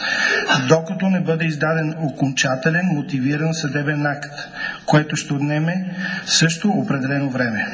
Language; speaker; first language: Bulgarian; native; Bulgarian